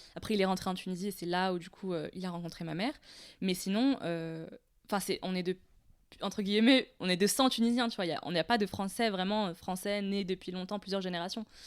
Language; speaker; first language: French; non-native, local second language; Arabic